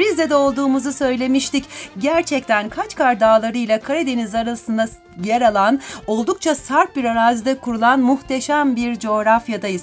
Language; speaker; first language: Turkish; native; Turkish